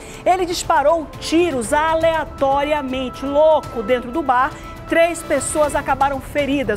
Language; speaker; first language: Portuguese; native; Portuguese